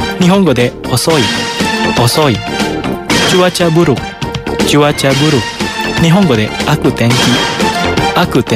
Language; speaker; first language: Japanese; non-native, fluent; Indonesian